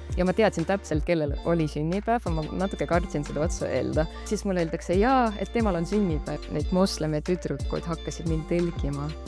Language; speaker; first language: Estonian; non-native, local second language; Russian